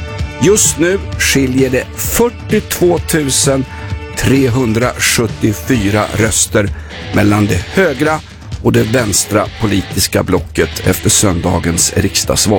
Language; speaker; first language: Swedish; native; Swedish